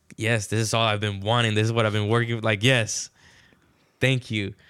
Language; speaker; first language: English; non-native, fluent; Spanish